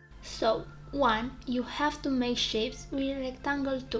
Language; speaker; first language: English; non-native, fluent; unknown